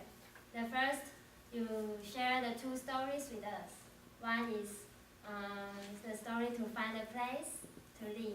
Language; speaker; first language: English; non-native, learner; Chinese